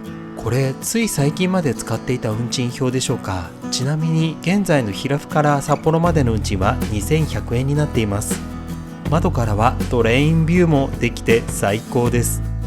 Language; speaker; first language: Japanese; native; Japanese